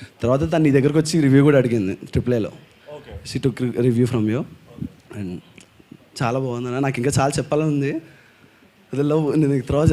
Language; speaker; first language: Telugu; native; Telugu